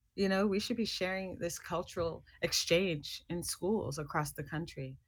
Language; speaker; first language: English; native; English